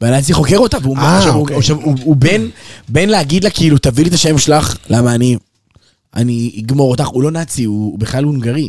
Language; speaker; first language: Hebrew; native; Hebrew